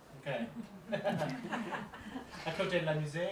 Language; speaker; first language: French; non-native, local second language; English